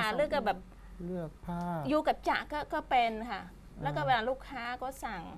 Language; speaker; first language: Thai; non-native, fluent; Khmer